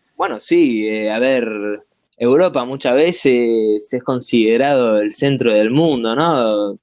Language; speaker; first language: Spanish; native; Spanish